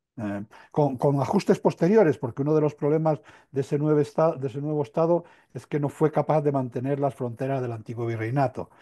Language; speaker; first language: Spanish; native; Spanish